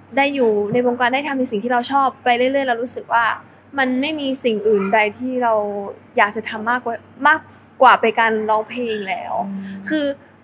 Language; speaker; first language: Thai; early bilingual, heritage; German